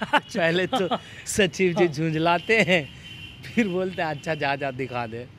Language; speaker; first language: Hindi; native; Hindi